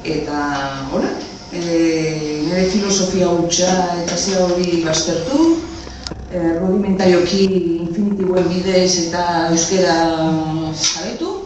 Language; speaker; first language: Basque; non-native, local second language; Spanish